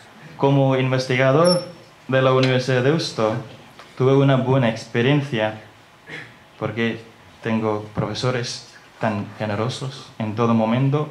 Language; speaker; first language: Spanish; non-native, learner; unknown